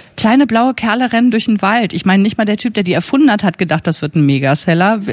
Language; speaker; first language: German; native; German